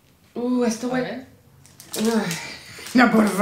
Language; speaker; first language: Spanish; native; Spanish